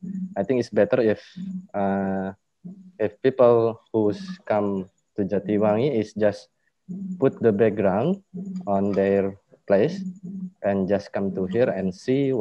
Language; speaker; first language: English; non-native, learner; Indonesian